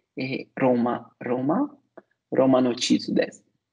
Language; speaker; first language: Japanese; non-native, learner; Italian